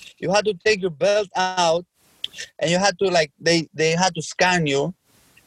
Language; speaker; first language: English; non-native, fluent; Albanian